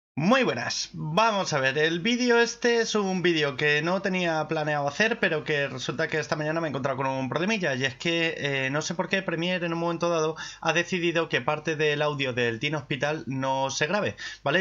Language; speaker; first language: Spanish; native; Spanish